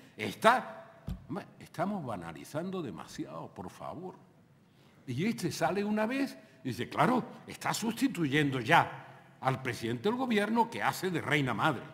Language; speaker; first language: Spanish; native; Spanish